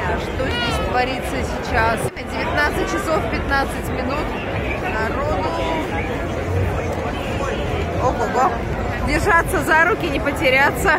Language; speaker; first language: Russian; native; Russian